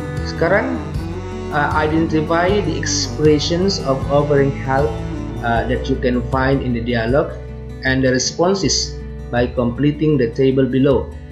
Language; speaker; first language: English; non-native, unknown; Indonesian